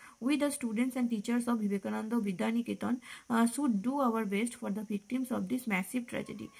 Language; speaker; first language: English; non-native, local second language; Bangla